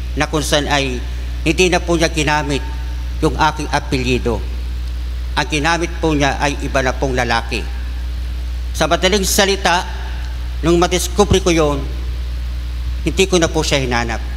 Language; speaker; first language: Filipino; non-native, local second language; Bikol